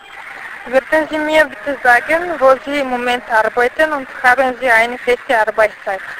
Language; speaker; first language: German; non-native, learner; Bulgarian